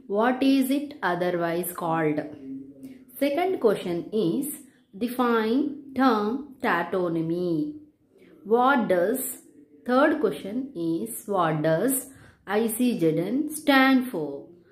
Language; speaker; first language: English; non-native, local second language; Telugu